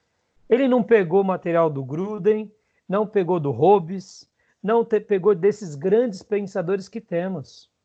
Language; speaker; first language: Portuguese; native; Portuguese